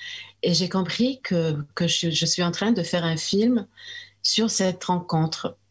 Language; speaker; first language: French; early bilingual, heritage; French